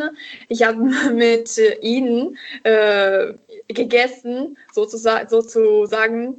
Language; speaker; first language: German; non-native, learner; Italian